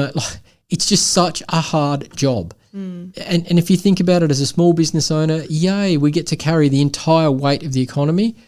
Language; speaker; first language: English; native; English